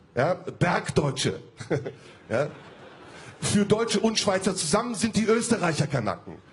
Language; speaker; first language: German; early bilingual, other home language; Turkish